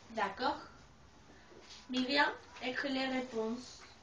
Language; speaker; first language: French; non-native, learner; Spanish